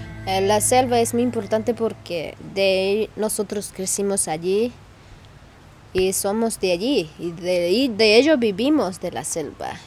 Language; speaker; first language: Spanish; non-native, local second language; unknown